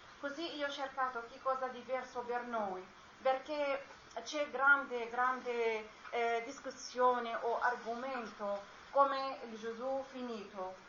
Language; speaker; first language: Italian; non-native, learner; Arabic